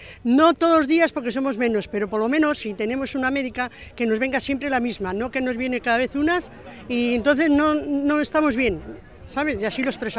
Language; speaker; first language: Spanish; native; Spanish